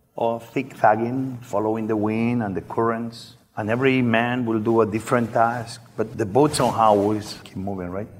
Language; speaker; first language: English; non-native, fluent; Spanish